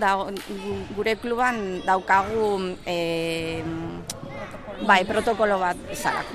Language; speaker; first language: Basque; non-native, local second language; Spanish